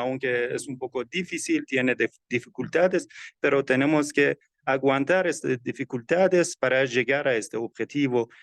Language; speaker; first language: Spanish; non-native, fluent; Persian